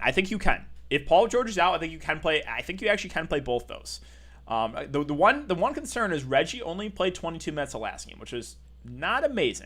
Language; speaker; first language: English; native; English